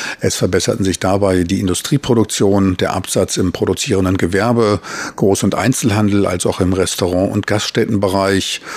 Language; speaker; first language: German; native; German